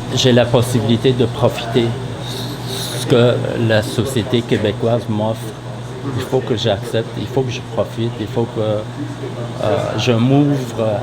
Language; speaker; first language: French; non-native, fluent; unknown